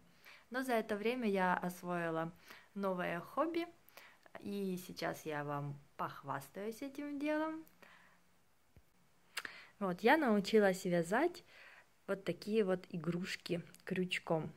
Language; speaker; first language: Russian; native; Russian